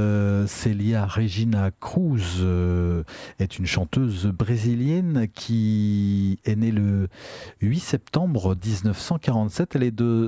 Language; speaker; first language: French; native; French